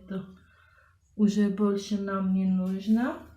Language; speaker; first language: Russian; non-native, local second language; Armenian